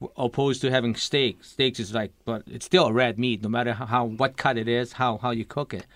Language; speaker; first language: English; early bilingual, other home language; Lao